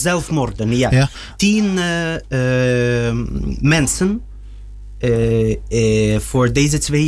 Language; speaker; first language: Dutch; non-native, learner; Russian